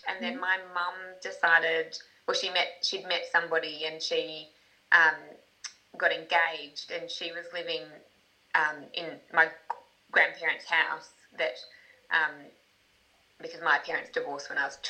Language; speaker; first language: English; native; English